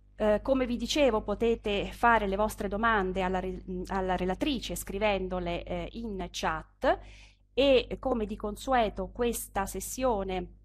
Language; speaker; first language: Italian; native; Italian